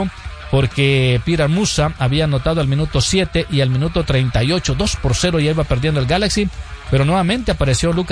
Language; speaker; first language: Spanish; native; Spanish